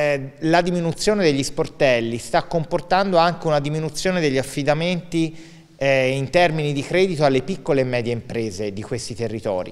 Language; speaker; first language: Italian; native; Italian